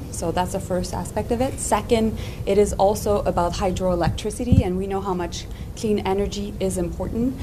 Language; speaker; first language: English; non-native, local second language; French